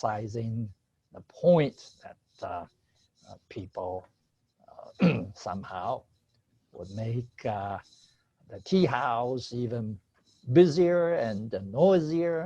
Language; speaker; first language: English; non-native, fluent; Chinese